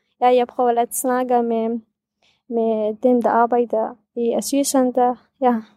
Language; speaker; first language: Danish; non-native, fluent; Kurdish